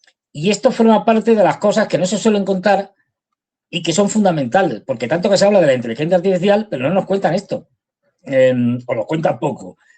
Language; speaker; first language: Spanish; native; Spanish